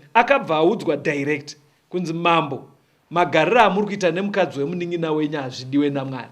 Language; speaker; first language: Shona; native; Shona